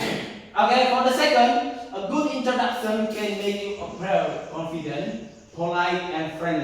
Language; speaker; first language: English; non-native, learner; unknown